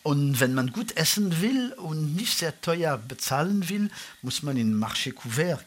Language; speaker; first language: German; non-native, fluent; French